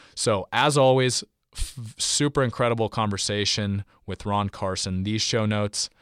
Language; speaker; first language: English; native; English